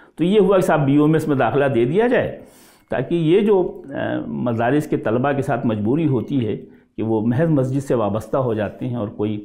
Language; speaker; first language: Hindi; native; Hindi